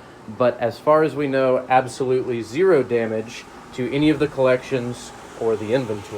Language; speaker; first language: English; native; English